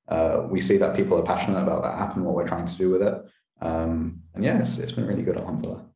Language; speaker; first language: English; native; English